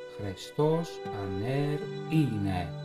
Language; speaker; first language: Greek; non-native, learner; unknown